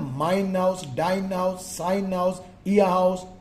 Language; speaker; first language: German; non-native, fluent; Sinhala